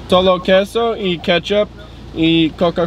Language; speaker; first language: Spanish; non-native, learner; English